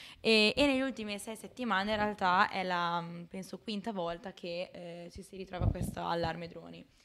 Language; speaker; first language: Italian; native; Italian